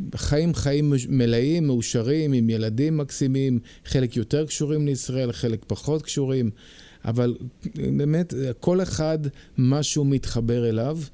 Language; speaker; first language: Hebrew; early bilingual, heritage; Hebrew